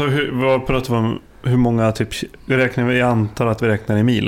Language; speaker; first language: Swedish; native; Swedish